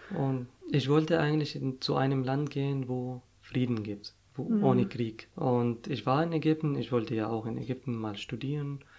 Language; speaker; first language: German; non-native, fluent; Arabic